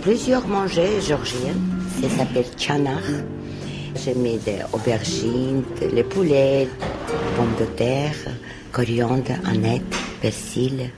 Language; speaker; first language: French; non-native, learner; Georgian